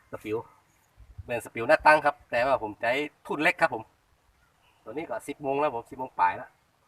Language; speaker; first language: Thai; native; Thai